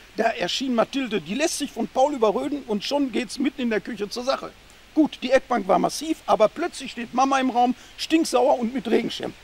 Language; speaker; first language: German; native; German